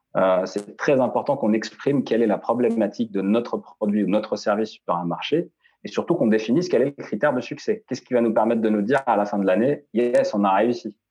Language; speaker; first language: French; non-native, local second language; Arabic